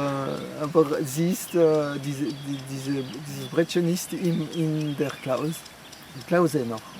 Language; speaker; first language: German; non-native, fluent; French